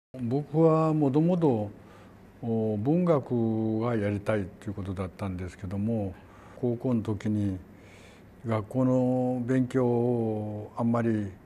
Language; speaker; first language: Japanese; non-native, fluent; Korean